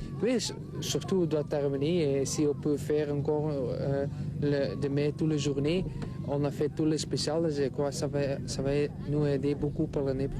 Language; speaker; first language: French; non-native, local second language; Dutch